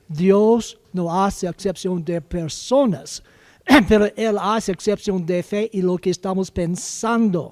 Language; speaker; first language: Spanish; non-native, learner; English